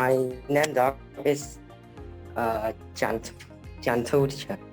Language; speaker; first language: English; non-native, learner; Khmer